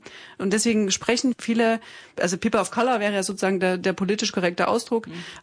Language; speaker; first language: German; native; German